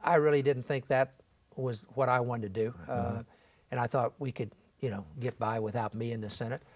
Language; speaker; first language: English; native; English